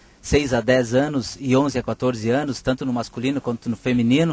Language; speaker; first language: Portuguese; native; Portuguese